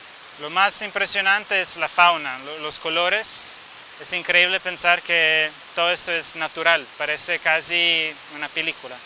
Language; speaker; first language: Spanish; non-native, fluent; Italian